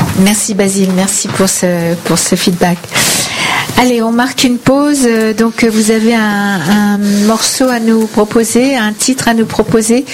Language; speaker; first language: French; native; French